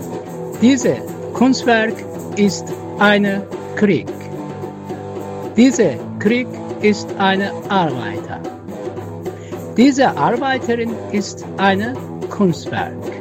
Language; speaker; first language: German; non-native, learner; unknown